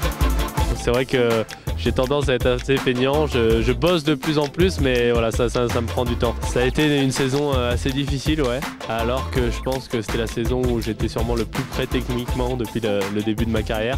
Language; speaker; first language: French; native; French